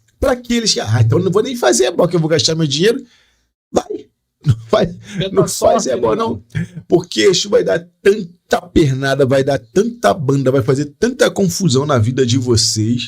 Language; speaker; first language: Portuguese; native; Portuguese